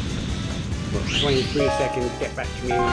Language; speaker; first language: English; native; English